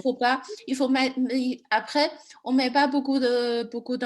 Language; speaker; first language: French; non-native, fluent; Chinese